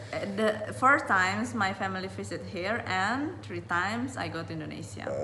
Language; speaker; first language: English; non-native, learner; Indonesian